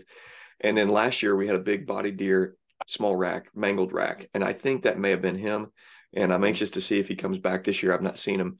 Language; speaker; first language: English; native; English